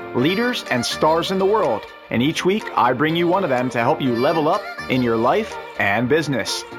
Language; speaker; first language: English; native; English